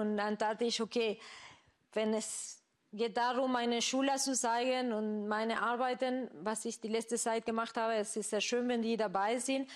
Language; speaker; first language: German; non-native, fluent; Spanish